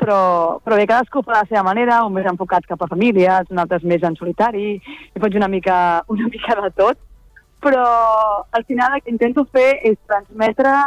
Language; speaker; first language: Catalan; native; Catalan